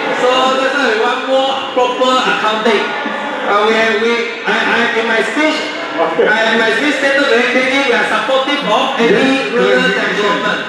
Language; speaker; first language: English; non-native, local second language; Malay